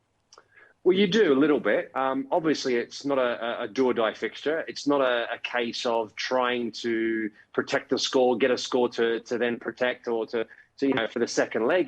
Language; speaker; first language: English; native; English